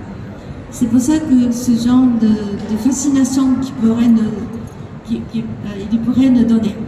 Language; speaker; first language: French; non-native, fluent; Japanese